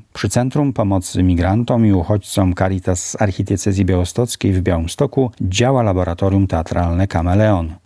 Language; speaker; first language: Polish; native; Polish